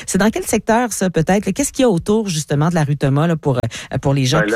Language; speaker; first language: French; native; French